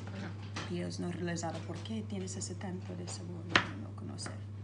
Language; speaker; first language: Spanish; non-native, learner; English